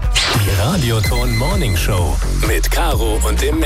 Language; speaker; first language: German; native; German